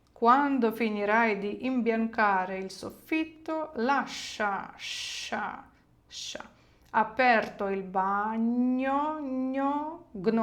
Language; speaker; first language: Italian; non-native, fluent; Ukrainian